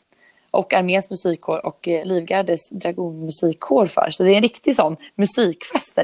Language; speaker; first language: Swedish; native; Swedish